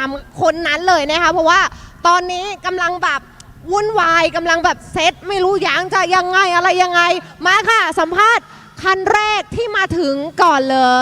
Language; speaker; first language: Thai; native; Thai